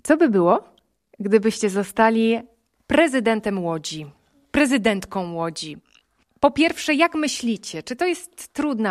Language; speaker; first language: Polish; native; Polish